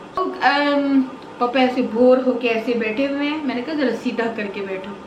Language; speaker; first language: Urdu; non-native, local second language; Pashto